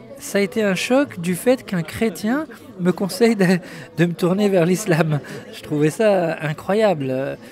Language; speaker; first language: French; early bilingual, other home language; Arabic